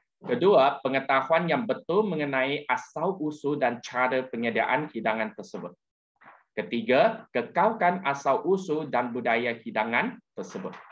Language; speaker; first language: Malay; non-native, local second language; Chinese